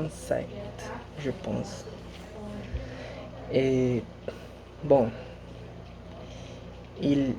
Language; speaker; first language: French; non-native, learner; Portuguese